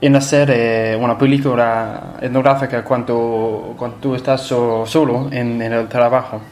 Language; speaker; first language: Spanish; non-native, learner; Danish